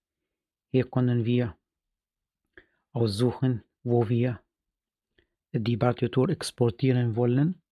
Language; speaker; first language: German; non-native, fluent; Arabic